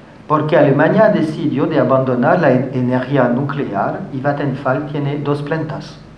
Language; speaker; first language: Spanish; non-native, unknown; French